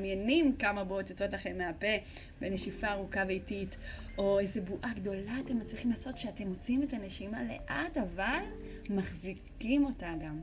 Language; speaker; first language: Hebrew; native; Hebrew